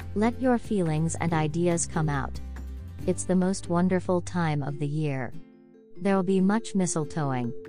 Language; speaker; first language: English; non-native, fluent; Thai